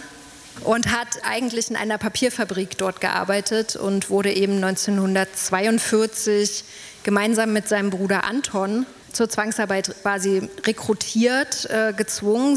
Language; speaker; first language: German; native; German